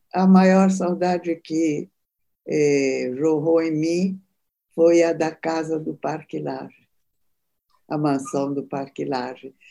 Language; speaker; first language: Portuguese; early bilingual, other home language; Italian